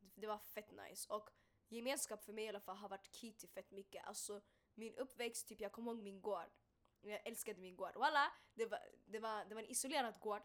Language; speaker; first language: Swedish; early bilingual, other home language; Tigrinya